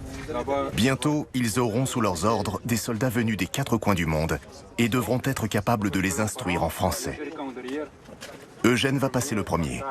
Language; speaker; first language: French; native; French